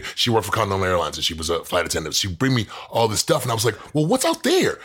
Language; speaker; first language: English; native; English